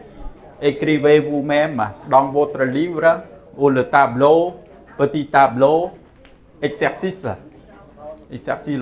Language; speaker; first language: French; non-native, fluent; Khmer